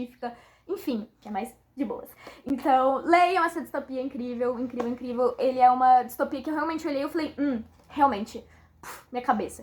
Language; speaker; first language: Portuguese; native; Portuguese